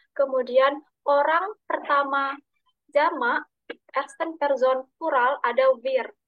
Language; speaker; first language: Indonesian; native; Indonesian